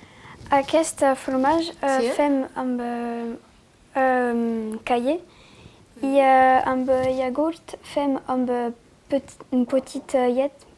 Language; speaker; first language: Catalan; non-native, learner; French